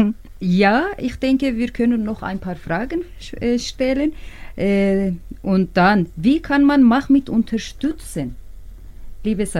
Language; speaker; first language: German; non-native, learner; Turkish